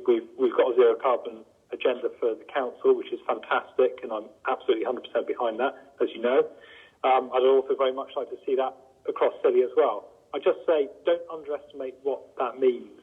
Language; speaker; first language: English; native; English